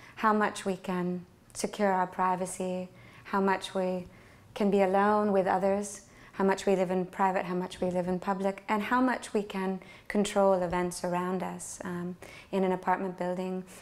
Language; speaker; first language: English; native; English